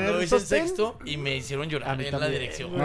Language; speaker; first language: Spanish; native; Spanish